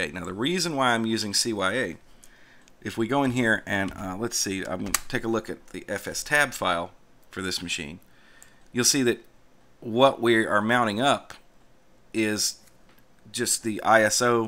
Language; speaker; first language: English; native; English